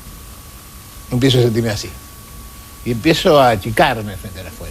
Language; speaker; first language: Spanish; native; Spanish